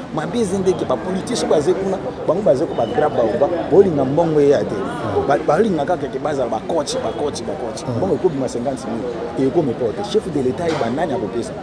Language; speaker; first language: Lingala; native; Lingala